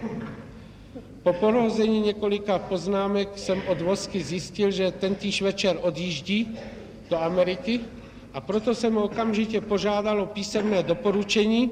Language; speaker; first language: Czech; native; Czech